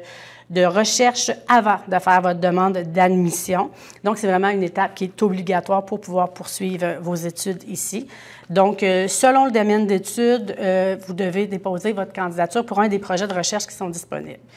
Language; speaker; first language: French; native; French